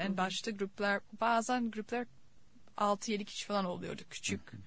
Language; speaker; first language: Turkish; non-native, fluent; English